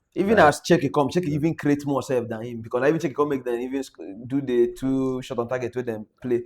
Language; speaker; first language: Nigerian Pidgin; native; Nigerian Pidgin